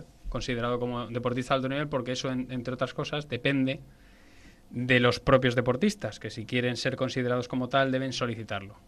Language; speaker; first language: Spanish; native; Spanish